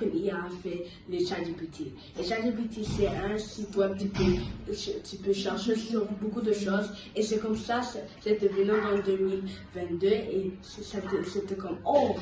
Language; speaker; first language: French; early bilingual, heritage; French